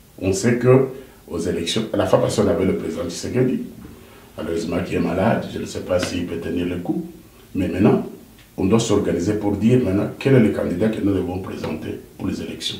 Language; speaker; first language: French; non-native, local second language; Lingala